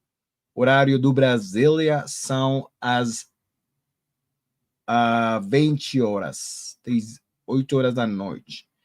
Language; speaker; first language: Portuguese; non-native, learner; Spanish